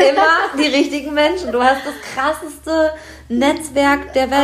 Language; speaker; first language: German; native; German